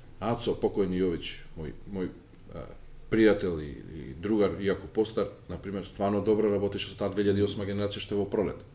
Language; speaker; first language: Macedonian; native; Macedonian